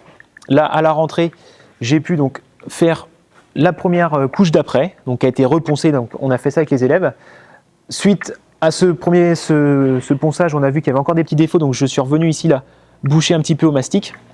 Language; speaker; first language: French; native; French